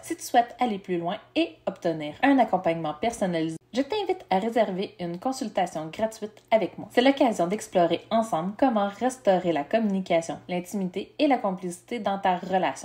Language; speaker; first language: French; native; French